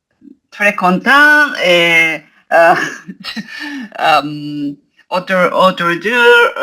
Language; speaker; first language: French; non-native, learner; Japanese